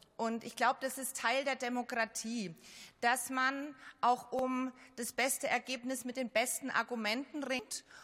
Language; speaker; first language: German; native; German